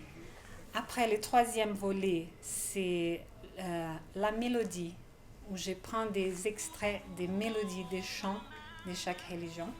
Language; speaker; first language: French; non-native, fluent; Portuguese